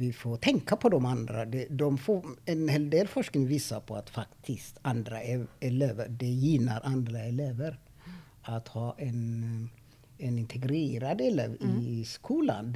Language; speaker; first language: Swedish; non-native, fluent; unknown